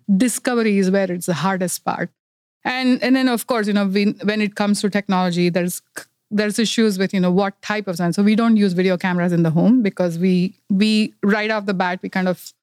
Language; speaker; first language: English; non-native, local second language; Kannada